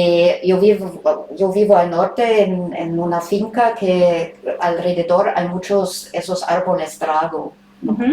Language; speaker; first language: Spanish; non-native, fluent; German